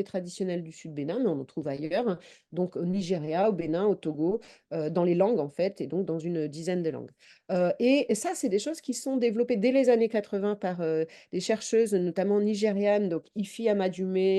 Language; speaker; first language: French; native; French